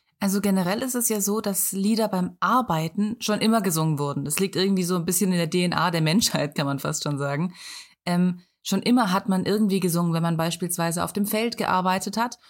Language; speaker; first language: German; native; German